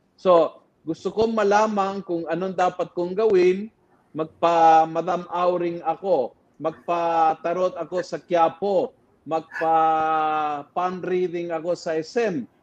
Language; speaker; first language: Filipino; non-native, fluent; Spanish